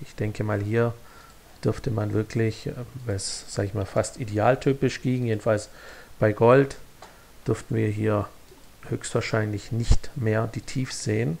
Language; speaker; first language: German; native; German